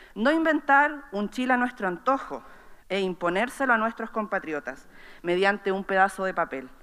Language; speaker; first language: Spanish; native; Spanish